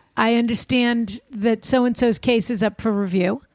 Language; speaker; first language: English; native; English